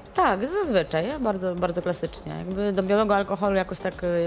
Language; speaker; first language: Polish; native; Polish